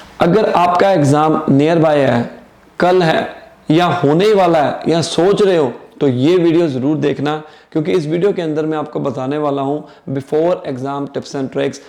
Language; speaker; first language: Hindi; non-native, local second language; Punjabi